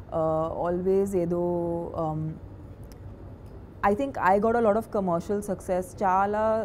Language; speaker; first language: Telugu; non-native, fluent; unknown